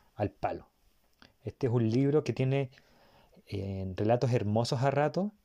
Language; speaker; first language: Spanish; native; Spanish